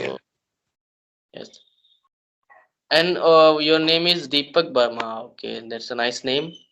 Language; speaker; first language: English; non-native, learner; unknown